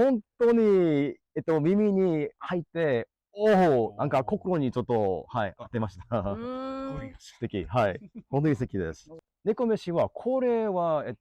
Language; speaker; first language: Japanese; non-native, learner; English